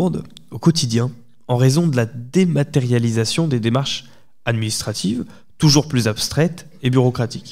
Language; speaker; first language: French; native; French